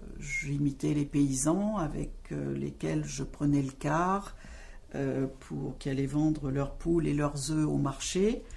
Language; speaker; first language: French; native; French